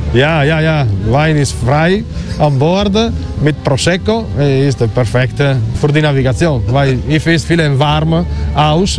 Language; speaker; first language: German; non-native, learner; Italian